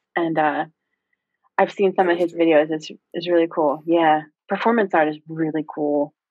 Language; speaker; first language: English; native; English